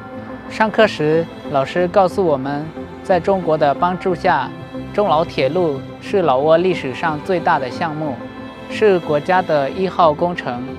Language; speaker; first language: Chinese; non-native, learner; Lao